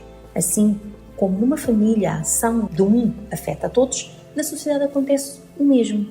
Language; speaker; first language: Portuguese; non-native, local second language; Kabuverdianu